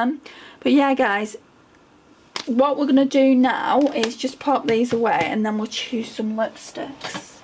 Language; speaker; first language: English; native; English